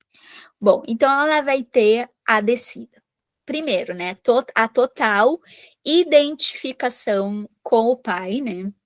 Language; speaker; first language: Portuguese; native; Portuguese